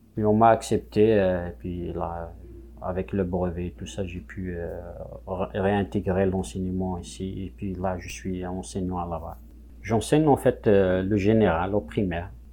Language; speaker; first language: French; non-native, local second language; Kabyle